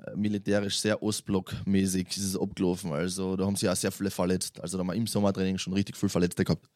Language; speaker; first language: German; native; German